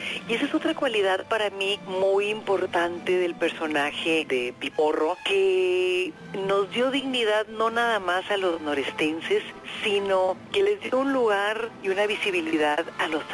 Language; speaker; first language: Spanish; native; Spanish